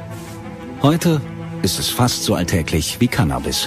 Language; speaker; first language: German; native; German